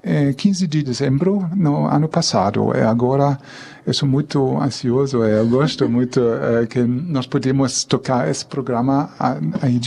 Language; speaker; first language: Portuguese; non-native, fluent; German